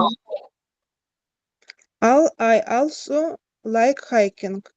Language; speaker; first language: English; non-native, learner; Russian